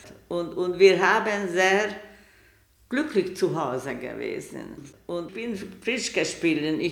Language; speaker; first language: German; non-native, learner; Hungarian